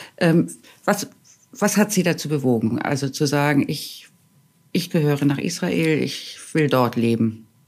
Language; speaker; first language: German; native; German